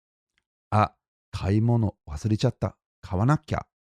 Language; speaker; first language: Japanese; non-native, fluent; English